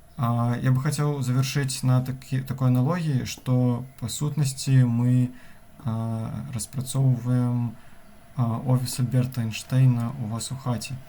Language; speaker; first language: Belarusian; non-native, local second language; Russian